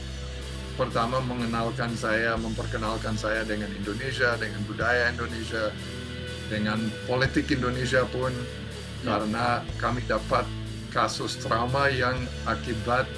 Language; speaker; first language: Indonesian; non-native, fluent; English